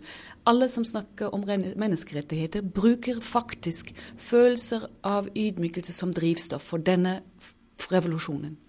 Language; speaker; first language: Norwegian; non-native, fluent; German